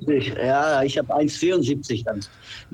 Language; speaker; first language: German; non-native, fluent; Polish